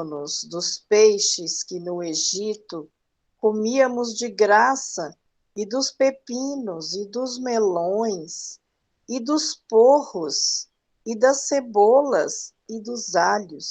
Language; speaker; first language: Portuguese; native; Portuguese